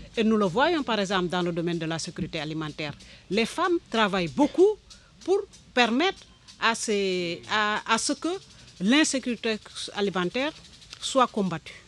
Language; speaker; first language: French; non-native, local second language; Wolof